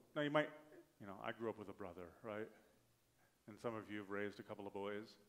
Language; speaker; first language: English; native; English